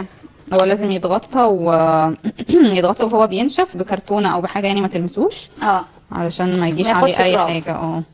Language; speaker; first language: Arabic; native; Arabic